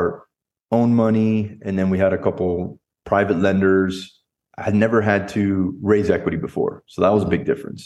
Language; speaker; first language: English; native; English